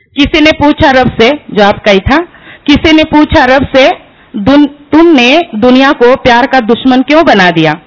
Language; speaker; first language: Hindi; non-native, local second language; Marathi